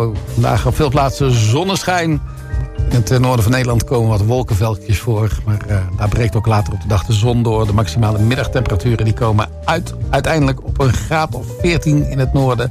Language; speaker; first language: Dutch; native; Dutch